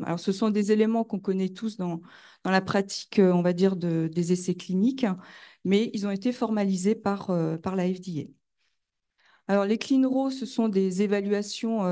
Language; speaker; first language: French; native; French